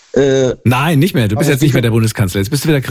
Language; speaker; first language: German; native; German